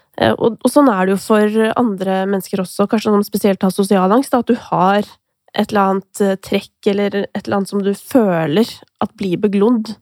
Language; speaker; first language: Norwegian; native; Norwegian